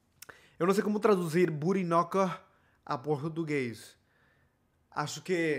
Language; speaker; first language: Portuguese; non-native, fluent; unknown